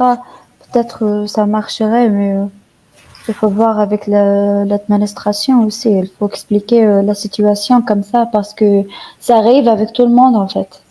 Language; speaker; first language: French; non-native, fluent; Arabic